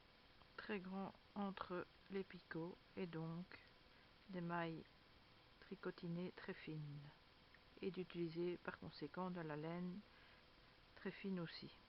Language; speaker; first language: French; native; French